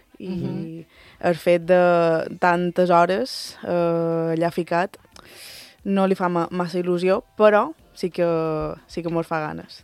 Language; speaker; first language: Catalan; early bilingual, other home language; Spanish